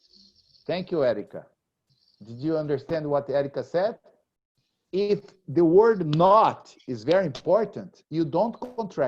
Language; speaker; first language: English; non-native, fluent; Portuguese